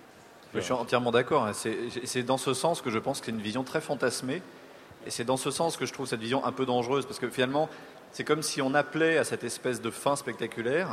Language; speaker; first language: French; native; French